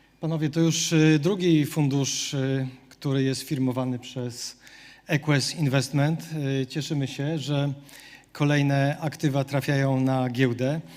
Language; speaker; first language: Polish; native; Polish